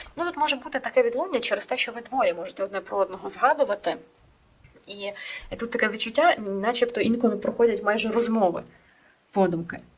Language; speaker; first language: Ukrainian; non-native, local second language; Russian